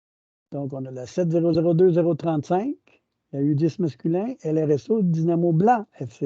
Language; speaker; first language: French; native; French